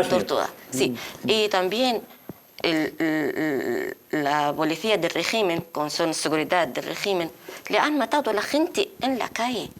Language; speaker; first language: Spanish; non-native, learner; Arabic